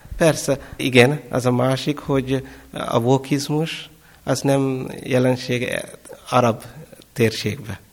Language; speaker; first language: Hungarian; non-native, fluent; Kannada